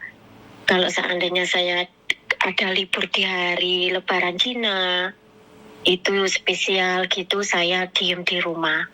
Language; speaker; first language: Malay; non-native, local second language; Javanese